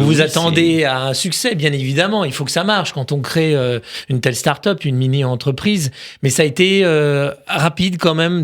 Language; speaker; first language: French; native; French